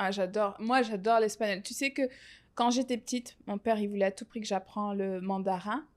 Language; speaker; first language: French; native; French